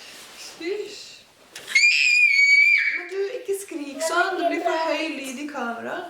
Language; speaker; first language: Norwegian; native; Norwegian